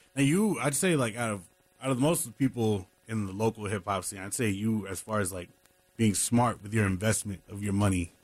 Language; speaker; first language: English; native; English